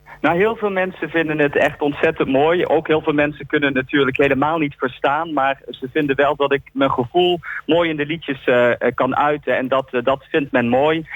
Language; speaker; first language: Dutch; native; Dutch